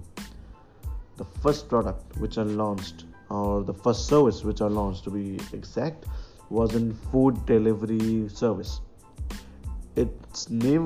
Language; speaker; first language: English; non-native, local second language; Hindi